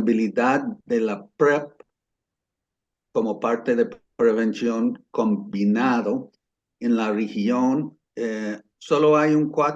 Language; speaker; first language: Spanish; non-native, fluent; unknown